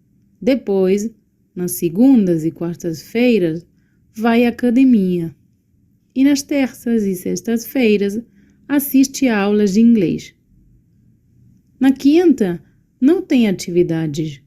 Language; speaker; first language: Portuguese; non-native, learner; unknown